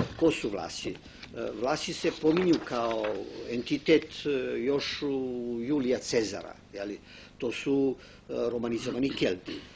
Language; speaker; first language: Bosnian; non-native, local second language; Romanian